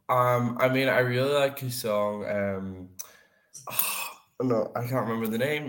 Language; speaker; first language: English; native; English